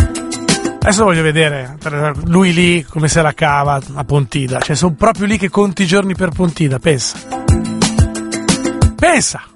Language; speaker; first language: Italian; native; Italian